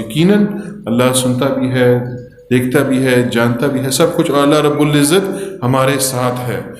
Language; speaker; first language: Urdu; early bilingual, heritage; Urdu